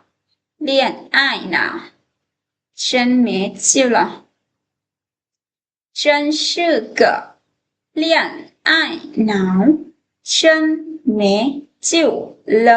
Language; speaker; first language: Chinese; non-native, fluent; Lao